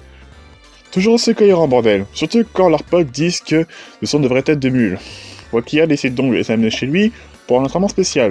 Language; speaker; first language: French; native; French